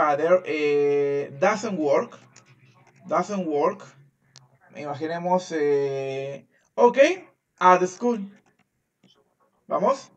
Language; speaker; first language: English; non-native, fluent; Spanish